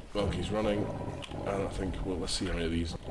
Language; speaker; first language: English; native; English